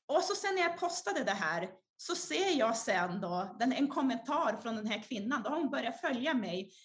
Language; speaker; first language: Swedish; early bilingual, other home language; Portuguese